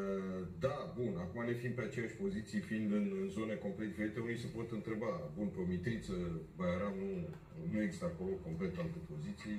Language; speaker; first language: Romanian; native; Romanian